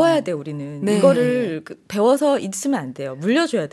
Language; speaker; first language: Korean; native; Korean